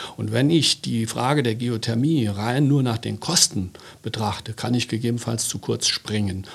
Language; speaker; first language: German; native; German